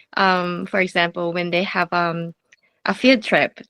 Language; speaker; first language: English; non-native, learner; Japanese